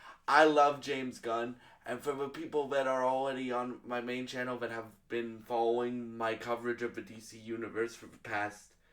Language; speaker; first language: English; native; English